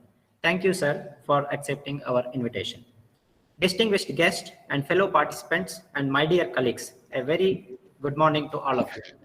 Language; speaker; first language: English; non-native, local second language; Kannada